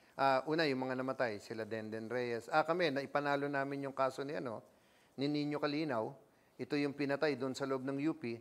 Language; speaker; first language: Filipino; native; Filipino